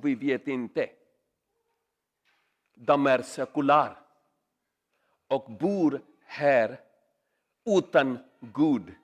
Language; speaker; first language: Swedish; non-native, learner; Urdu